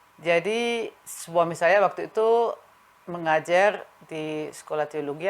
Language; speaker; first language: Indonesian; non-native, fluent; German